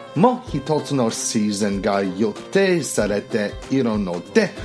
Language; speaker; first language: Japanese; non-native, learner; English